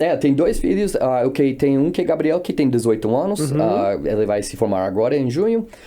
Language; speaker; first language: Portuguese; non-native, fluent; English